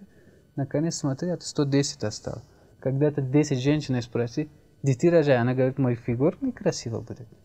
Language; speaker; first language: Russian; non-native, learner; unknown